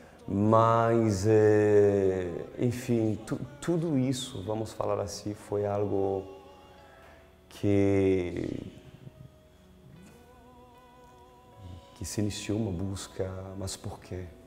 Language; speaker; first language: Portuguese; non-native, fluent; French